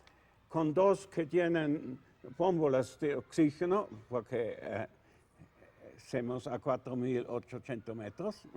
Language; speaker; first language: Spanish; non-native, learner; Italian